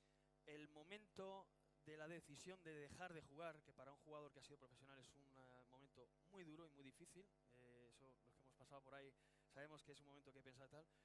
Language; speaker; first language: Spanish; native; Spanish